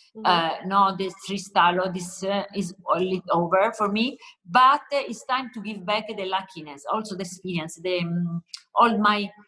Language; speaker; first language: English; non-native, learner; Italian